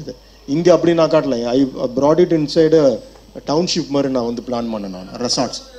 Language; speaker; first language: Tamil; native; Tamil